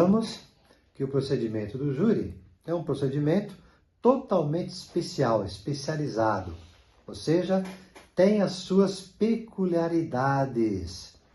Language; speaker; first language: Portuguese; native; Portuguese